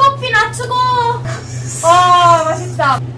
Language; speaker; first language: Korean; non-native, learner; Italian